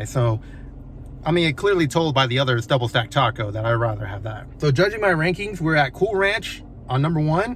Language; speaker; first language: English; native; English